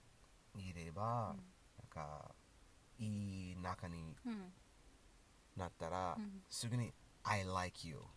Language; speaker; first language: Japanese; non-native, learner; English